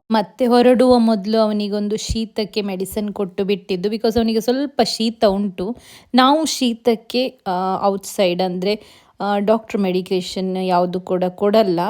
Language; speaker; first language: Kannada; non-native, local second language; Konkani